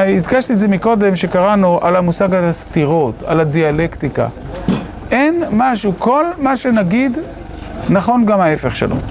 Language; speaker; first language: Hebrew; native; Hebrew